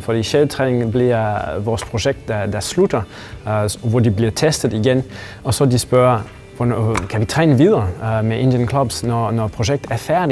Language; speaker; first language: Danish; non-native, fluent; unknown